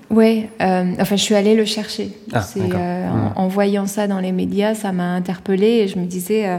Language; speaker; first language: French; early bilingual, other home language; Persian